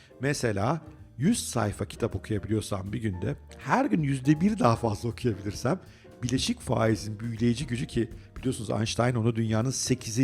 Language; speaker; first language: Turkish; native; Turkish